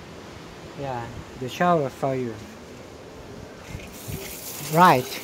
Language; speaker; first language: English; non-native, learner; Thai